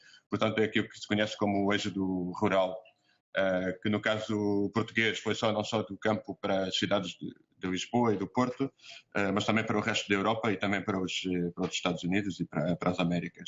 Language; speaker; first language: Portuguese; native; Portuguese